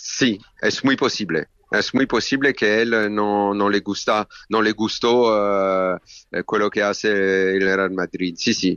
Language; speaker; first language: Spanish; non-native, fluent; French